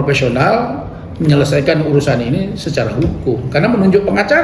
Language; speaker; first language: Indonesian; native; Indonesian